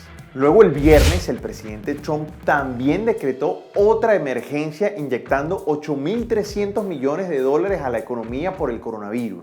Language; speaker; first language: Spanish; native; Spanish